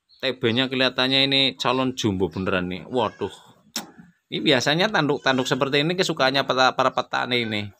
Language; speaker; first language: Indonesian; native; Indonesian